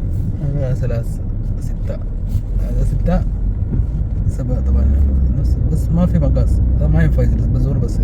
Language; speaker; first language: Arabic; non-native, learner; Malayalam